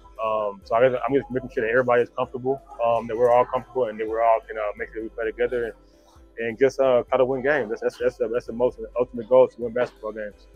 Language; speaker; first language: English; native; English